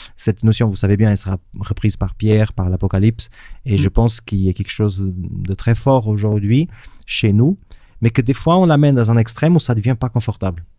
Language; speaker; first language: French; non-native, fluent; Portuguese